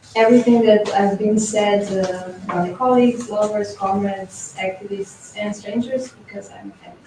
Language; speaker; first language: English; non-native, fluent; Slovenian